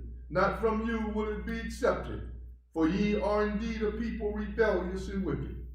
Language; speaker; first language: English; native; English